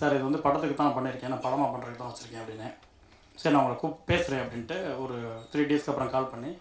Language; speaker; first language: Tamil; native; Tamil